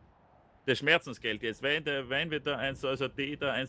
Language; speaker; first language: German; native; German